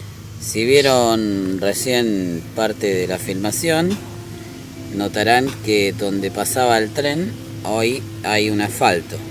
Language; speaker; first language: Spanish; native; Spanish